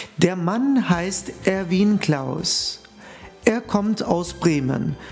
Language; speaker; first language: German; non-native, fluent; Turkish